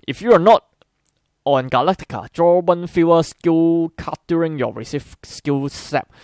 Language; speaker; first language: English; non-native, local second language; Cantonese